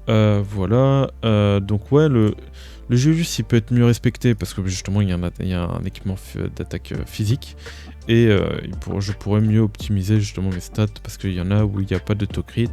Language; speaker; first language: French; native; French